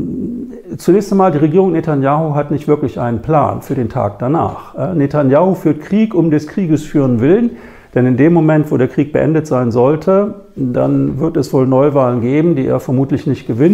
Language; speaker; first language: German; native; German